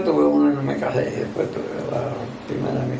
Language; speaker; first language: Spanish; native; Spanish